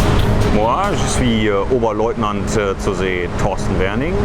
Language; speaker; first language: French; non-native, fluent; German